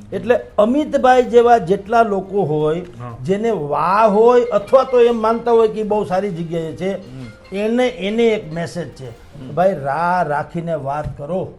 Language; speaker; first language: Gujarati; native; Gujarati